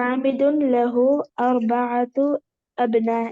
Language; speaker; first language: Arabic; non-native, learner; Urdu